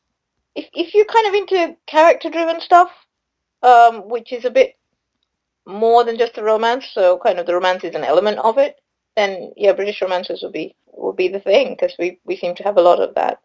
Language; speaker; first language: English; non-native, local second language; Sinhala